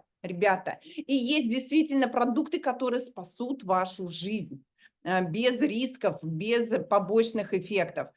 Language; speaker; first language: Russian; native; Russian